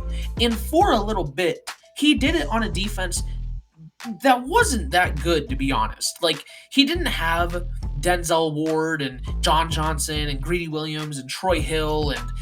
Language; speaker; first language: English; native; English